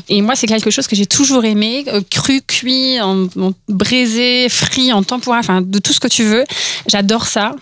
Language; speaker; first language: French; native; French